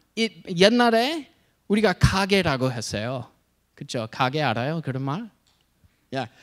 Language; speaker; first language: Korean; non-native, learner; English